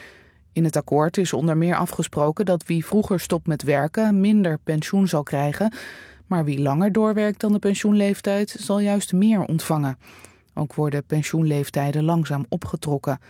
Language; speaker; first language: Dutch; native; Dutch